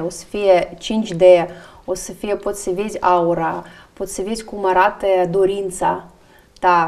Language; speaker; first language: Romanian; non-native, learner; Russian